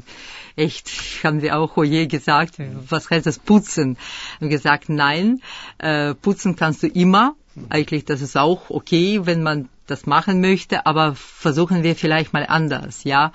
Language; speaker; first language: German; early bilingual, other home language; Russian